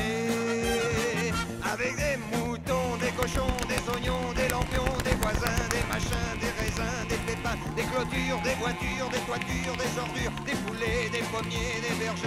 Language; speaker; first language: French; native; French